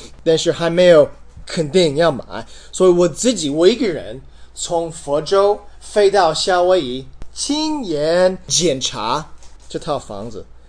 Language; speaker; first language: Chinese; non-native, fluent; English